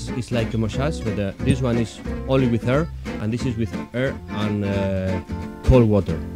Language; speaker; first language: English; non-native, learner; Spanish